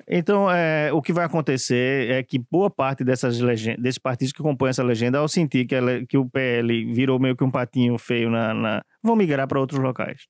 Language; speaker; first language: Portuguese; native; Portuguese